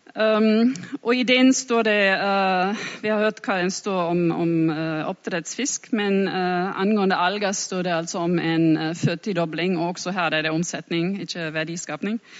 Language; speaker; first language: Norwegian; non-native, fluent; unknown